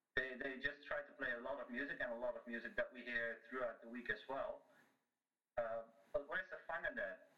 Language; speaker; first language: English; non-native, fluent; Dutch